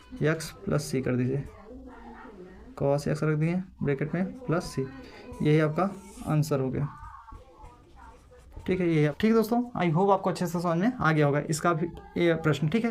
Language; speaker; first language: Hindi; native; Hindi